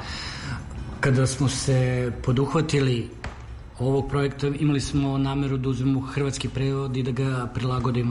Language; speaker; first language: Serbian; native; Serbian